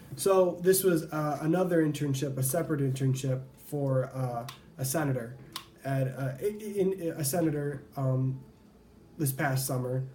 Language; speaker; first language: English; native; English